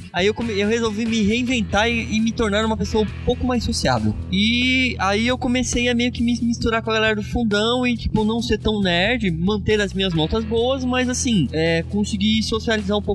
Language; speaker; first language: Portuguese; native; Portuguese